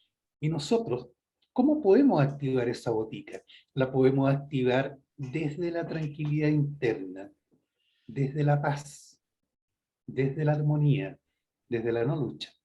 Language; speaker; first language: Spanish; native; Spanish